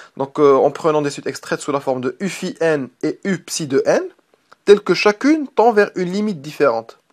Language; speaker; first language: French; non-native, local second language; Arabic